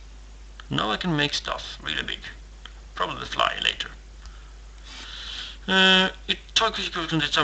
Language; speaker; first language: English; non-native, fluent; Swedish